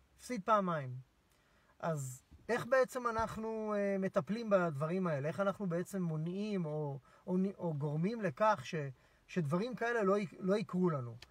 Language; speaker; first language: Hebrew; native; Hebrew